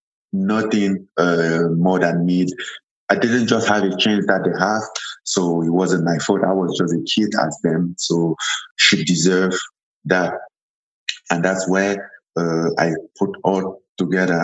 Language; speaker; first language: English; non-native, local second language; French